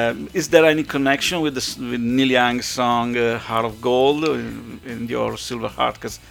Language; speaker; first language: English; non-native, fluent; Italian